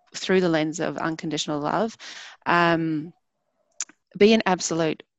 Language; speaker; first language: English; native; English